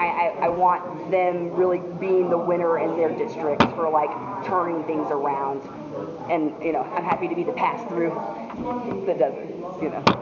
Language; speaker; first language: English; native; English